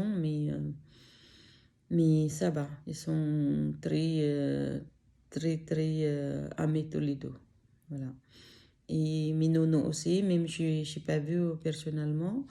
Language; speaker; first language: French; non-native, learner; Filipino